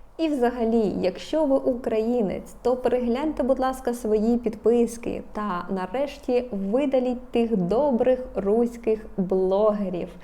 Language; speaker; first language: Ukrainian; non-native, local second language; Russian